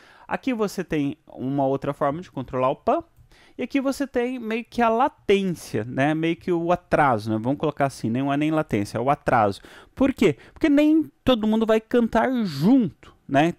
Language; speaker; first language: Portuguese; native; Portuguese